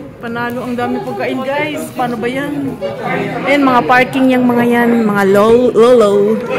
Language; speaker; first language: Filipino; native; Filipino